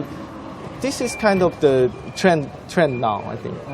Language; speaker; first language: English; non-native, fluent; Korean